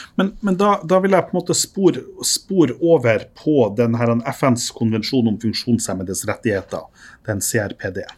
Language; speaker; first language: Norwegian; native; Norwegian